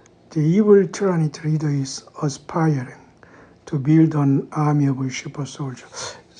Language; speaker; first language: English; non-native, fluent; Korean